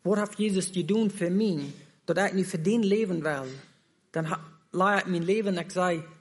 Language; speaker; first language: German; non-native, learner; Plautdietsch